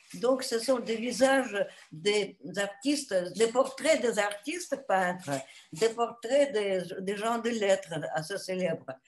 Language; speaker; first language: French; non-native, fluent; Russian